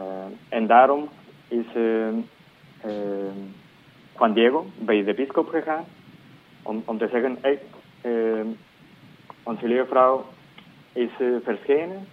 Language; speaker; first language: Dutch; non-native, fluent; Spanish